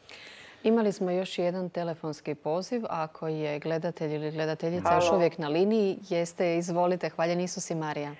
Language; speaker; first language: Croatian; native; Croatian